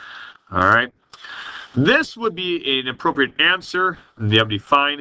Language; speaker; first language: English; native; English